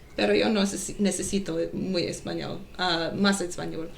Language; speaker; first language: Spanish; non-native, learner; English